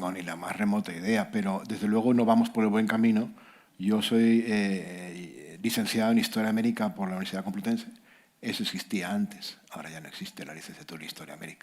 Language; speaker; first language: Spanish; native; Spanish